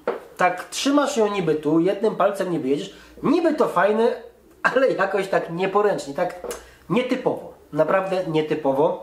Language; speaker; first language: Polish; native; Polish